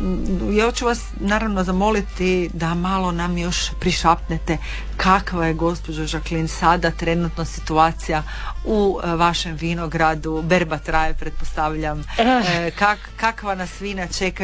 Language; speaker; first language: Serbian; native; Serbian